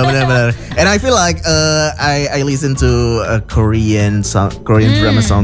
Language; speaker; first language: English; non-native, learner; Indonesian